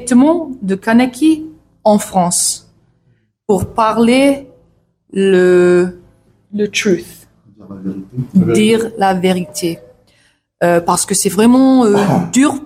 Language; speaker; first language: French; non-native, learner; English